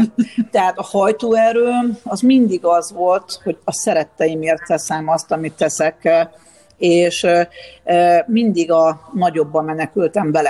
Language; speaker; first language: Hungarian; native; Hungarian